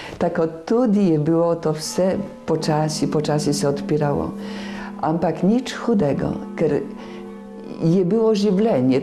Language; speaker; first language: Slovenian; non-native, fluent; Polish